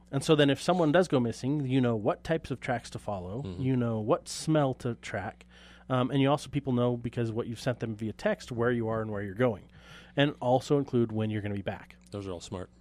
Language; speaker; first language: English; native; English